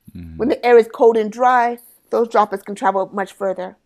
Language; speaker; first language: English; native; English